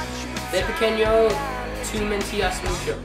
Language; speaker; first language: Spanish; non-native, learner; English